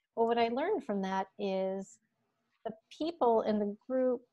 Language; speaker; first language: English; native; English